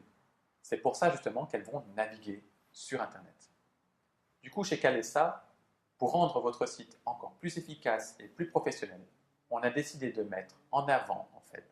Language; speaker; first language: French; native; French